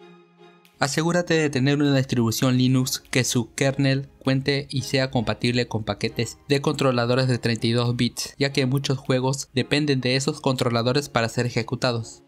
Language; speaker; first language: Spanish; native; Spanish